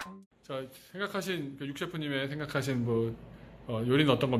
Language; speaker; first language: Korean; native; Korean